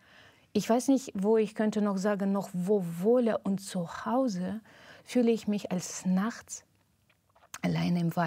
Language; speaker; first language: German; non-native, fluent; Russian